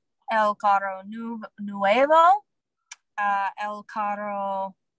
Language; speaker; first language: Spanish; non-native, learner; English